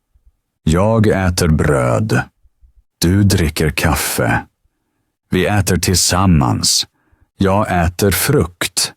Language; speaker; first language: Swedish; native; Swedish